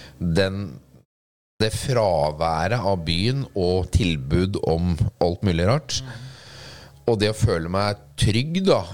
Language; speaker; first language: Norwegian; native; Norwegian